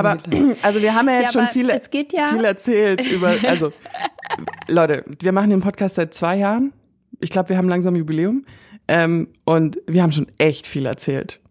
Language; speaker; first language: German; native; German